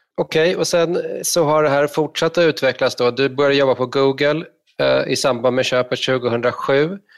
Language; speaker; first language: Swedish; native; Swedish